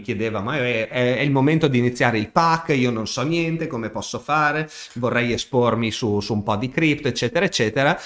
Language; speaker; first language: Italian; native; Italian